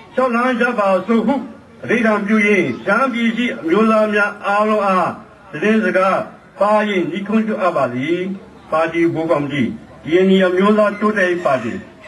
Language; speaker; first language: Burmese; non-native, local second language; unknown